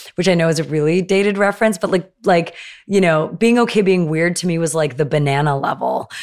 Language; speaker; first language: English; native; English